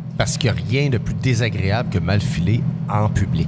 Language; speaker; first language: French; native; French